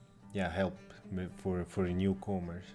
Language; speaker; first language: Dutch; non-native, learner; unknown